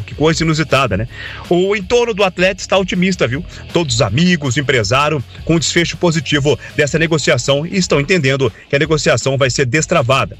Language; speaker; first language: Portuguese; native; Portuguese